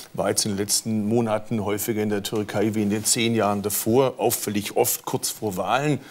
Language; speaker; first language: German; early bilingual, other home language; Turkish